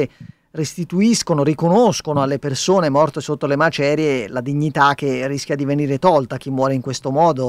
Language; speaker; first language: Italian; native; Italian